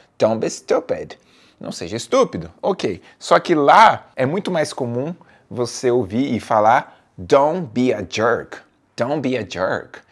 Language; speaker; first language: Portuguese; native; Portuguese